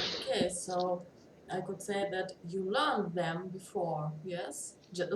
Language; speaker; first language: English; non-native, learner; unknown